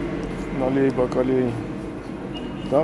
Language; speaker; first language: Russian; non-native, learner; Armenian